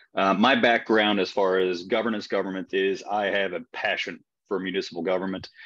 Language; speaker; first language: English; native; English